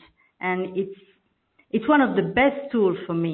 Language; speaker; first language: English; non-native, fluent; French